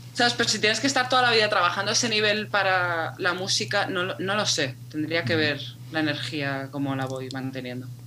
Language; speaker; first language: Spanish; native; Spanish